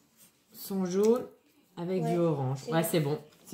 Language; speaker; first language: French; native; French